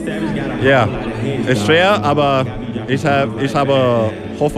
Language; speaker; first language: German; non-native, learner; English